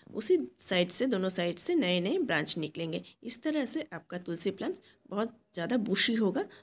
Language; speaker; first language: Hindi; non-native, local second language; Bangla